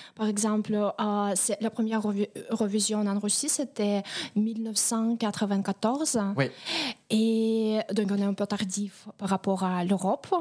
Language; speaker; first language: French; non-native, fluent; Russian